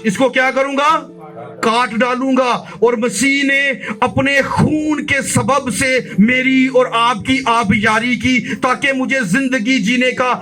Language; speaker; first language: Urdu; non-native, local second language; Punjabi